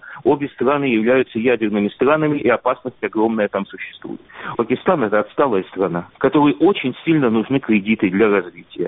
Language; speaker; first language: Russian; native; Russian